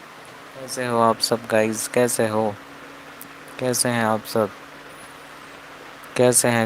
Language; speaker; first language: Hindi; non-native, local second language; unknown